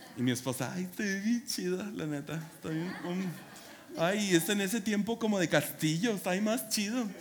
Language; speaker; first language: Spanish; non-native, fluent; English